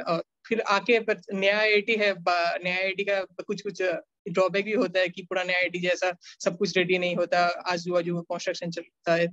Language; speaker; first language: Hindi; non-native, local second language; Bangla